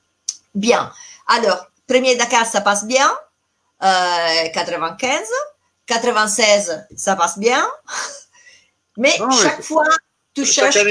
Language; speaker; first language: French; non-native, fluent; Italian